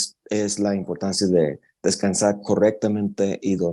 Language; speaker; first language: Spanish; non-native, fluent; English